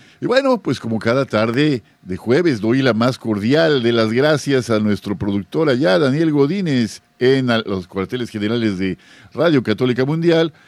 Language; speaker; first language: Spanish; native; Spanish